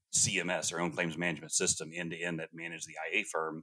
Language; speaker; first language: English; native; English